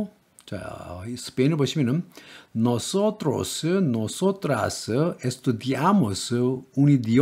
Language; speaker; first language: Spanish; non-native, learner; Korean